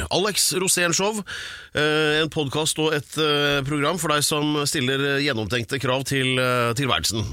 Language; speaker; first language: Norwegian; native; Norwegian